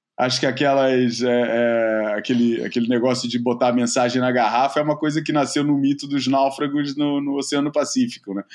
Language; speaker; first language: Portuguese; native; Portuguese